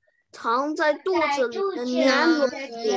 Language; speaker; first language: Chinese; early bilingual, heritage; Chinese